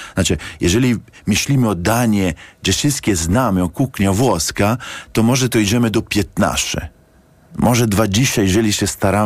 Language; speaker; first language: Polish; non-native, learner; Italian